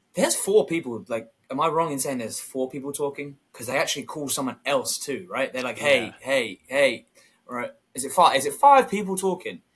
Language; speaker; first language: English; native; English